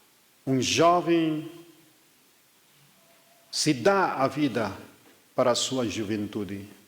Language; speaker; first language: Portuguese; non-native, fluent; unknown